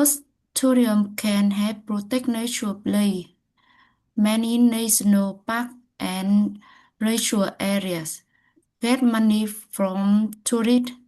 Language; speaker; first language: English; non-native, learner; Vietnamese